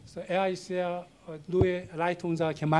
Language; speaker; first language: German; non-native, learner; Korean